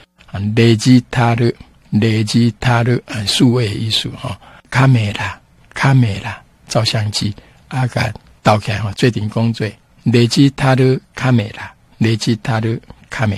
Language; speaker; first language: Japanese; non-native, fluent; Min Nan Chinese